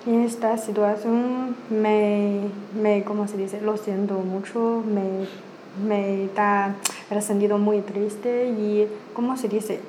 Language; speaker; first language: Spanish; non-native, learner; Chinese